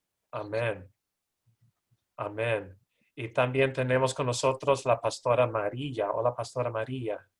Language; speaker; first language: Spanish; non-native, learner; English